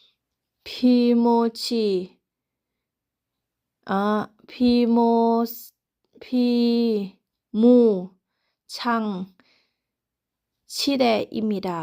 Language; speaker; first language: Korean; non-native, learner; Thai